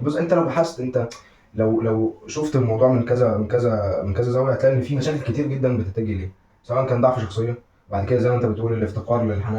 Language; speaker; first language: Arabic; native; Arabic